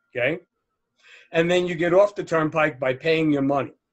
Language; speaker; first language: English; native; English